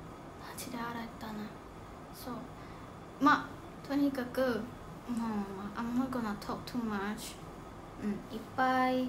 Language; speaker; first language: Japanese; non-native, fluent; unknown